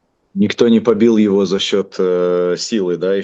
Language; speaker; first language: Russian; native; Russian